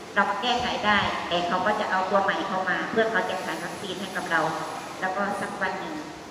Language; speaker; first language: Thai; native; Thai